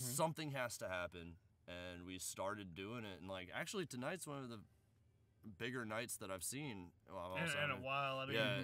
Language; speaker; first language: English; native; English